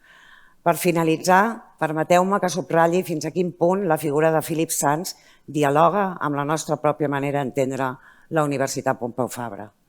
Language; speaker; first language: Catalan; native; Catalan